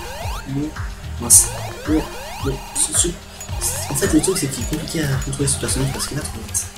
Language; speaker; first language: French; native; French